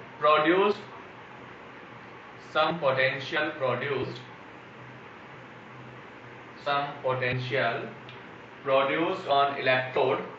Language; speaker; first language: English; non-native, local second language; Hindi